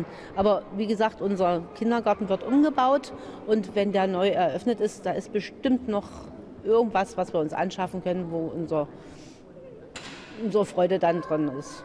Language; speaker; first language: German; native; German